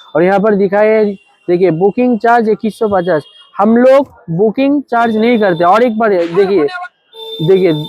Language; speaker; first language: Hindi; non-native, local second language; Bangla